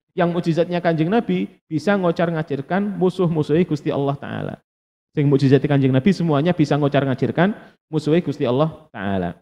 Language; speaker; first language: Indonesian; non-native, local second language; Javanese